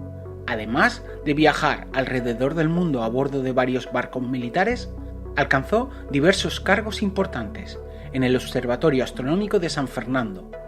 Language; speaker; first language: Spanish; native; Spanish